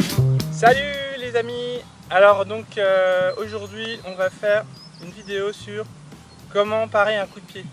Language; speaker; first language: French; native; French